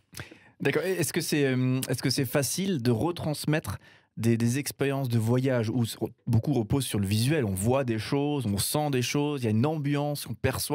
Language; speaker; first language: French; native; French